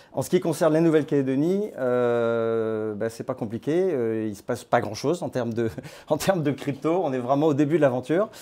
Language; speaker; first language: French; native; French